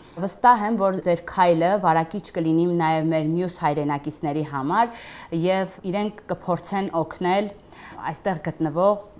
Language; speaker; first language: Armenian; native; Armenian